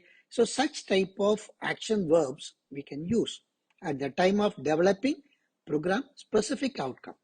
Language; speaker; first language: English; non-native, local second language; Tamil